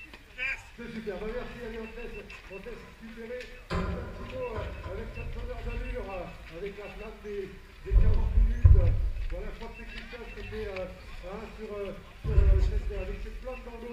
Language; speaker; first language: French; native; French